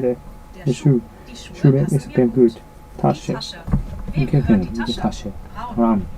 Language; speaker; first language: German; non-native, learner; Japanese